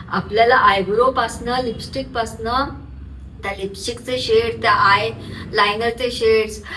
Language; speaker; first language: Marathi; non-native, local second language; Urdu